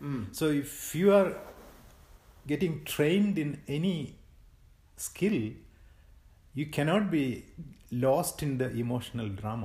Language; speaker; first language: English; non-native, local second language; Malayalam